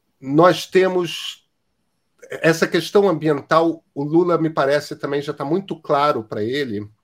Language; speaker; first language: Portuguese; native; Portuguese